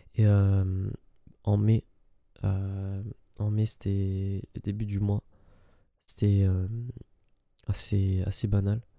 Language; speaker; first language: French; early bilingual, other home language; Arabic